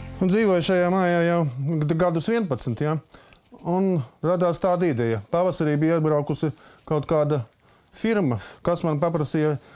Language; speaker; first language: Latvian; native; Latvian